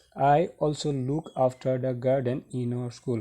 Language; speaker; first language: English; non-native, local second language; Assamese